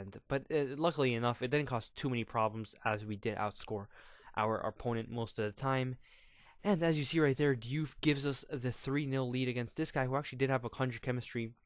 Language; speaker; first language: English; native; English